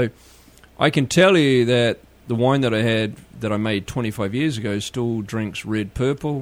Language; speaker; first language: English; native; English